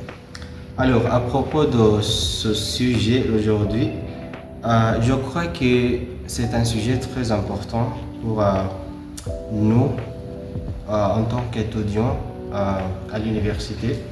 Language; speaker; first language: French; non-native, learner; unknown